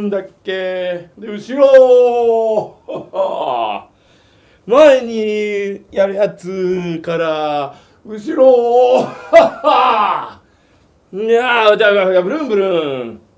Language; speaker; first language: Japanese; native; Japanese